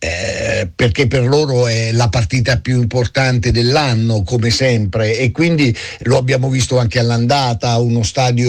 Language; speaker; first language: Italian; native; Italian